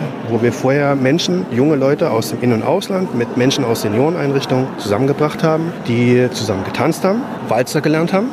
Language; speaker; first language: German; native; German